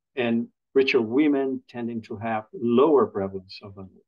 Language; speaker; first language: English; non-native, fluent; Portuguese